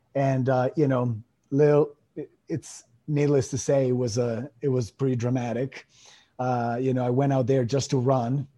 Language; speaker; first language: English; non-native, fluent; Italian